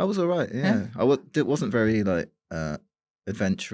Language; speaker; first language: English; native; English